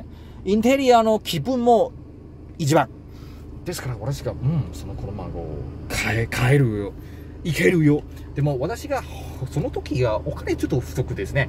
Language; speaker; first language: Japanese; non-native, learner; Chinese